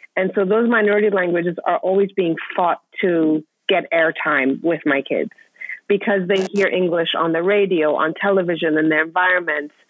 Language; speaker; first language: English; non-native, fluent; Persian